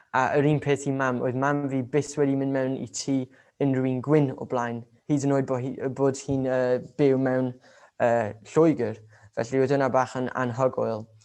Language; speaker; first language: Welsh; non-native, local second language; English